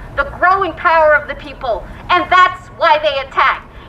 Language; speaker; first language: English; non-native, local second language; Filipino